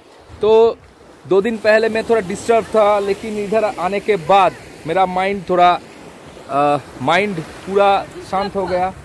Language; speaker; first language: Hindi; non-native, local second language; Bangla